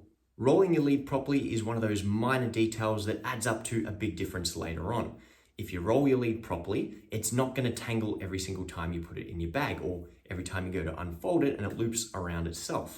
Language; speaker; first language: English; native; English